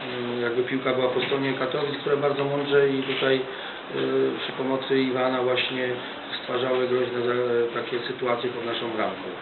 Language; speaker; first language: Polish; native; Polish